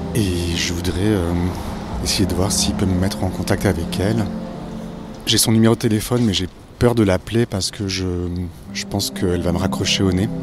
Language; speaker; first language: French; native; French